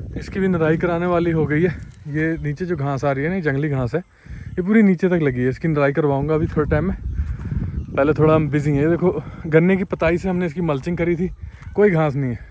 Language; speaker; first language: Hindi; non-native, local second language; Punjabi